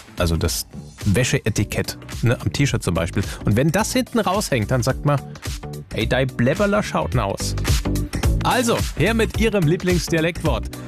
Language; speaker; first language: German; native; German